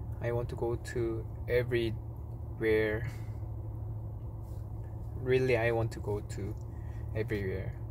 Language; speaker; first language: English; non-native, learner; Korean